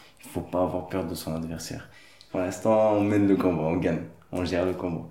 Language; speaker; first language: French; early bilingual, other home language; Arabic